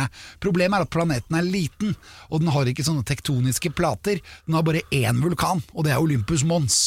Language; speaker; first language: Norwegian; native; Norwegian